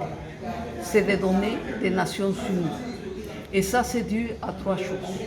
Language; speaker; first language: French; non-native, fluent; Spanish